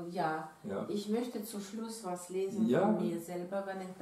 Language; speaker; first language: German; non-native, learner; Russian